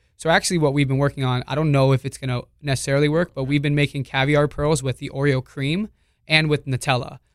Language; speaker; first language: English; native; English